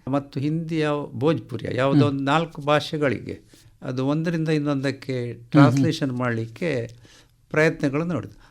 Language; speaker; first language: Kannada; non-native, local second language; Konkani